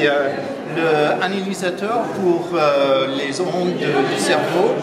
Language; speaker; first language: French; non-native, fluent; English